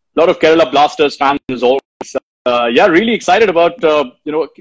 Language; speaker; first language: English; non-native, local second language; Hindi